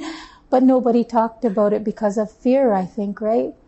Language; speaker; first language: English; native; English